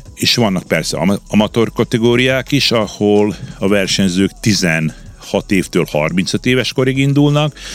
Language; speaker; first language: Hungarian; native; Hungarian